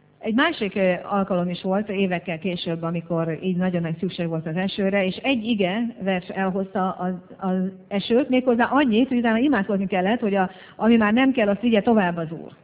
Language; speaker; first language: Hungarian; native; Hungarian